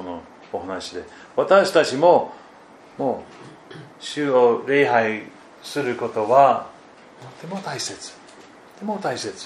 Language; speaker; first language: Japanese; non-native, fluent; German